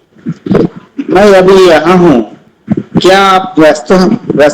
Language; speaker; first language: Hindi; non-native, learner; Telugu